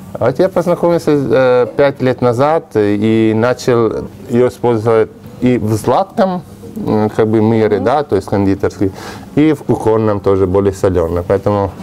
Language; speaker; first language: Russian; non-native, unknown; Italian